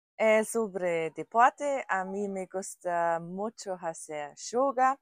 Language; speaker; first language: Spanish; non-native, fluent; German